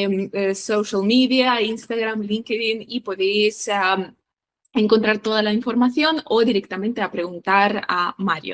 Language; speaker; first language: Spanish; non-native, fluent; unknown